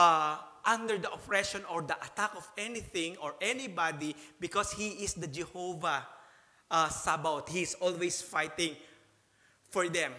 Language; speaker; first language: English; non-native, local second language; Filipino